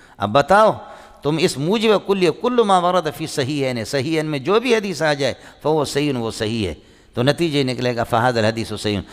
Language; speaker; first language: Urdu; non-native, local second language; Brahui